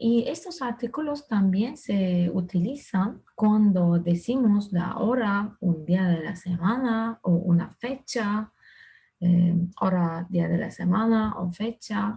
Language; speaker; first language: Spanish; non-native, fluent; Turkish